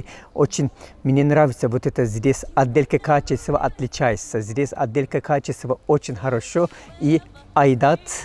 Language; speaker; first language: Russian; non-native, fluent; Turkish